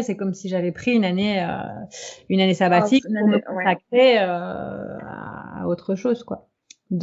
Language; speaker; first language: French; native; French